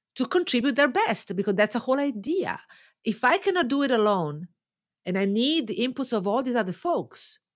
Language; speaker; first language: English; non-native, fluent; Italian